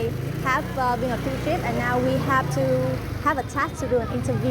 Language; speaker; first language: English; non-native, learner; Vietnamese